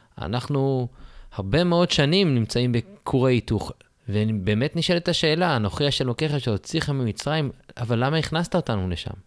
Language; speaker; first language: Hebrew; native; Hebrew